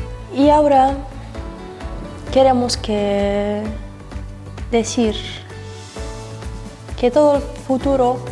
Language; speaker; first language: Spanish; non-native, learner; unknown